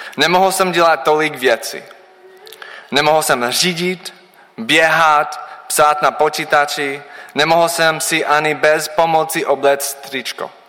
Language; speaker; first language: Czech; non-native, learner; English